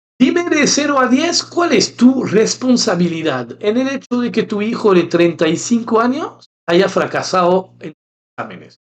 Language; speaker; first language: Spanish; non-native, fluent; French